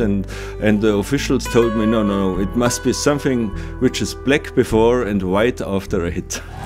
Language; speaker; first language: English; non-native, fluent; German